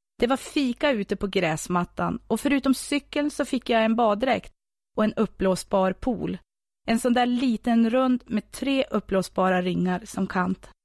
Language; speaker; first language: Swedish; native; Swedish